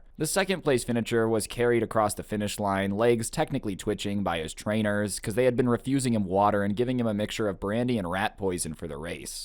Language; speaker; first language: English; native; English